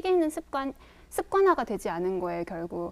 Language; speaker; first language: Korean; native; Korean